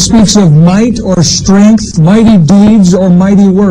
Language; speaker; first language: English; native; English